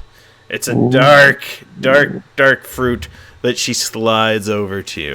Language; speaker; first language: English; native; English